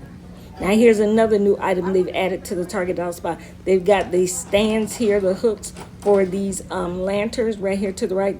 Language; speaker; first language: English; native; English